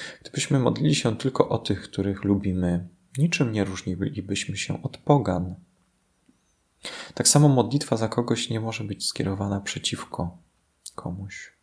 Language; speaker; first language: Polish; native; Polish